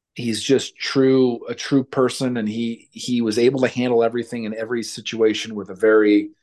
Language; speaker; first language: English; native; English